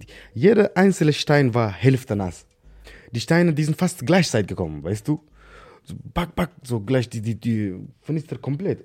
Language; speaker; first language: German; non-native, learner; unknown